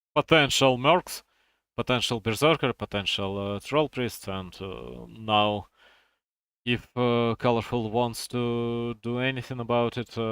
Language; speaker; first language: English; non-native, fluent; Russian